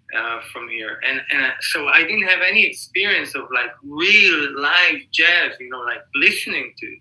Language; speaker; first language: English; non-native, fluent; Hebrew